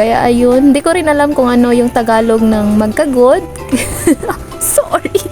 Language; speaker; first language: Filipino; non-native, local second language; Cebuano